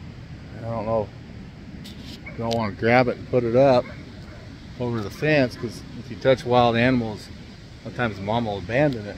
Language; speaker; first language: English; native; English